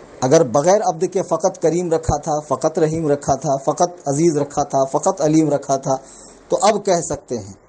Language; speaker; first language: Urdu; native; Urdu